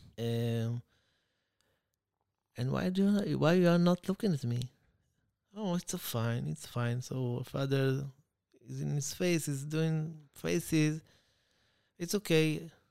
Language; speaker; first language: English; non-native, learner; Hebrew